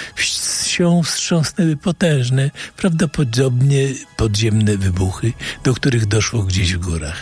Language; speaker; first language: Polish; native; Polish